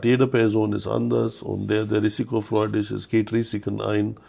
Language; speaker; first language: German; non-native, fluent; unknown